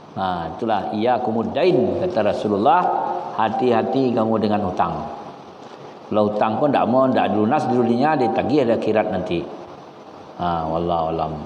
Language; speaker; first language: Malay; non-native, local second language; Minangkabau